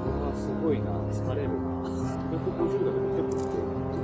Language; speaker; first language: Japanese; native; Japanese